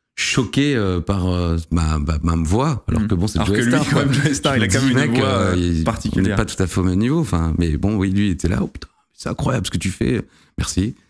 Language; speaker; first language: French; native; French